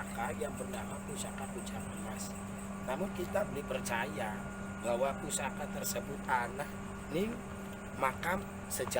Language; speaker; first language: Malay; non-native, local second language; Javanese